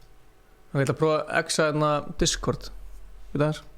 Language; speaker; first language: Icelandic; native; Icelandic